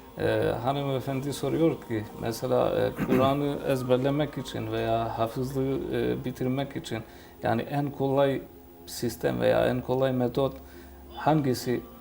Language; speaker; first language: Turkish; non-native, fluent; Albanian